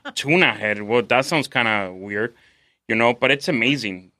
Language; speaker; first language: English; non-native, fluent; Spanish